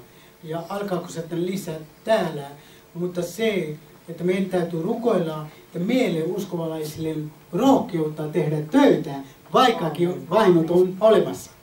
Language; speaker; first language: Finnish; non-native, fluent; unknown